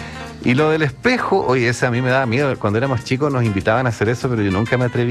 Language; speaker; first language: Spanish; native; Spanish